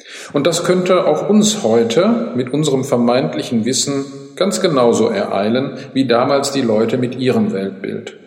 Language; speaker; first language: German; native; German